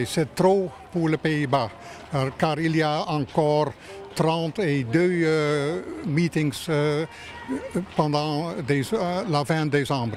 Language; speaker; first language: French; non-native, fluent; Dutch